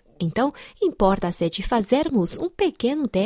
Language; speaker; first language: Portuguese; non-native, fluent; Chinese